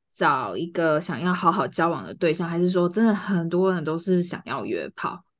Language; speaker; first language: Chinese; native; Chinese